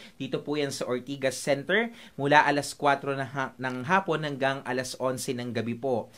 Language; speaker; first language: Filipino; native; Filipino